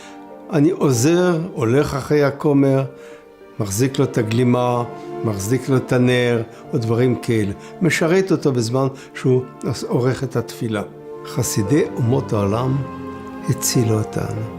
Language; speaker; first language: Hebrew; non-native, fluent; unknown